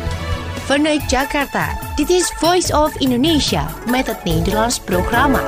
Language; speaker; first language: Dutch; non-native, fluent; Indonesian